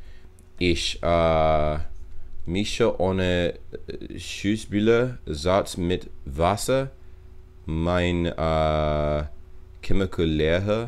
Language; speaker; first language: German; non-native, learner; English